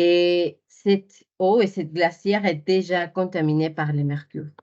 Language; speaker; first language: French; non-native, fluent; Spanish